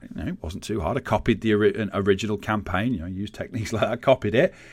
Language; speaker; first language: English; native; English